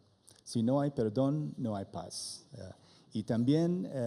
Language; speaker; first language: Spanish; non-native, learner; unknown